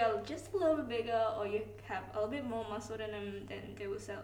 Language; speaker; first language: English; non-native, local second language; Cantonese